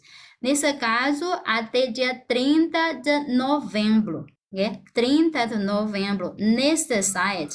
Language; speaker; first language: Portuguese; non-native, fluent; Chinese